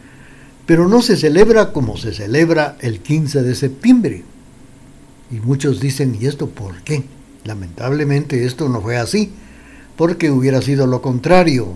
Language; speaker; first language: Spanish; native; Spanish